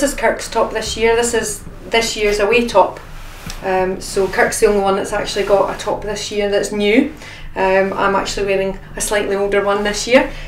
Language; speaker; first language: English; native; English